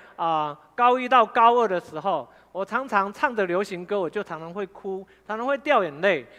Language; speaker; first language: Chinese; native; Chinese